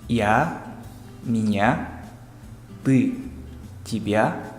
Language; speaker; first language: Russian; non-native, fluent; Indonesian